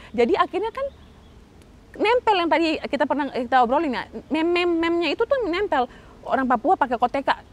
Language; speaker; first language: Indonesian; native; Indonesian